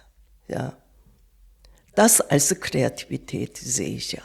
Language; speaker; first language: German; non-native, fluent; Korean